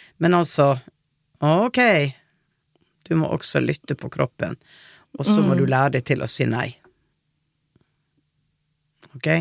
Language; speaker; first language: Norwegian; native; Norwegian